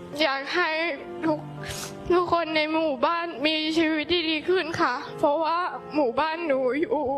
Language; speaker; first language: Thai; non-native, local second language; Hmong